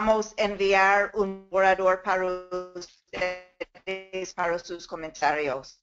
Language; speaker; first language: Spanish; non-native, fluent; English